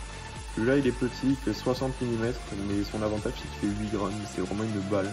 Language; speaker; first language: French; native; French